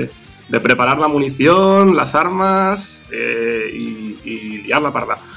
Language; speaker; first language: Spanish; native; Spanish